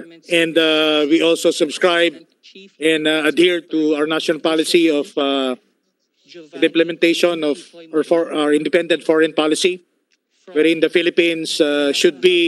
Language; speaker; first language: English; non-native, local second language; Filipino